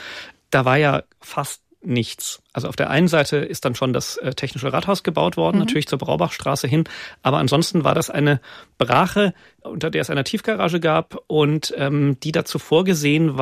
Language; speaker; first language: German; native; German